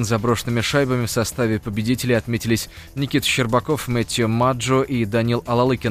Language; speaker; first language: Russian; native; Russian